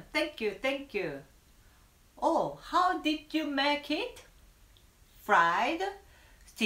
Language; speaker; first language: English; non-native, learner; Japanese